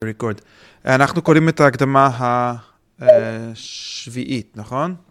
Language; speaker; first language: Hebrew; non-native, fluent; English